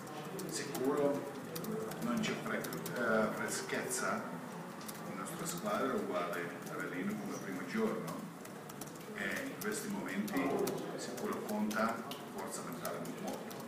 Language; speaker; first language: Italian; non-native, fluent; Croatian